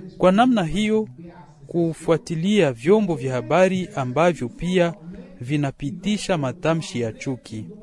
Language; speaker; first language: Swahili; non-native, local second language; Kinyarwanda